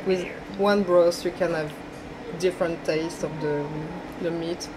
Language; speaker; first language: English; non-native, learner; French